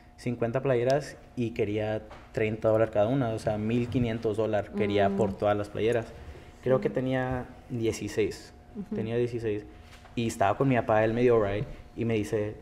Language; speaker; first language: Spanish; early bilingual, heritage; Spanish